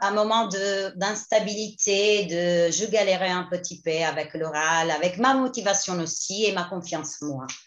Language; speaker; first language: French; non-native, fluent; Italian